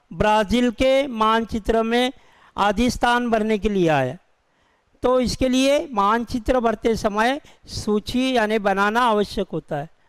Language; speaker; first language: Hindi; non-native, local second language; Urdu